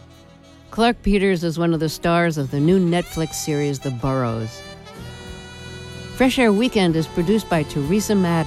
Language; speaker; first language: English; native; English